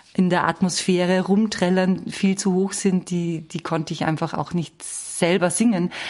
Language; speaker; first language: German; native; German